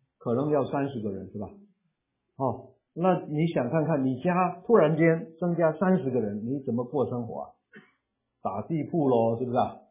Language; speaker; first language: Chinese; non-native, local second language; Cantonese